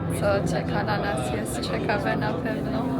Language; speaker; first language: Polish; non-native, learner; Persian